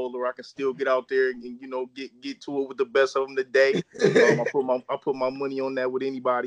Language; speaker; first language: English; native; English